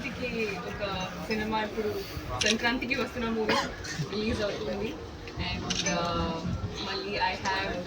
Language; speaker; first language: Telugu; non-native, local second language; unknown